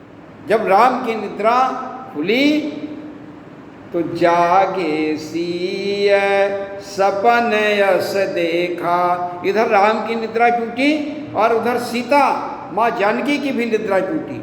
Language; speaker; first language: Hindi; native; Hindi